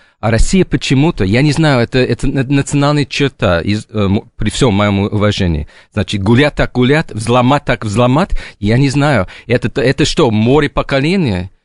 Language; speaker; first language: Russian; non-native, fluent; English